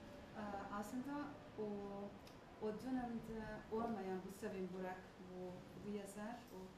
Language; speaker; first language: Turkish; non-native, fluent; Hungarian